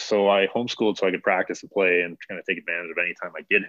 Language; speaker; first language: English; native; English